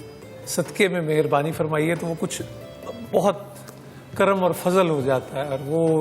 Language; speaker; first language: Urdu; native; Urdu